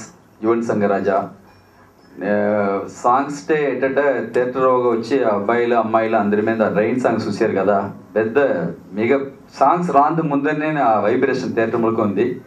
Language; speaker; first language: Telugu; non-native, learner; Tamil